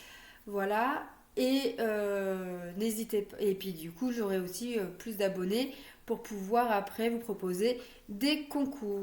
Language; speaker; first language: French; native; French